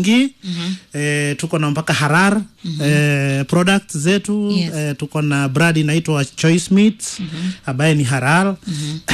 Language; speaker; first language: Swahili; non-native, local second language; Kikuyu